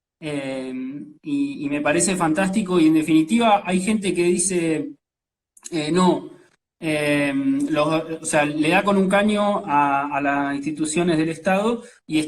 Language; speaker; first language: Spanish; native; Spanish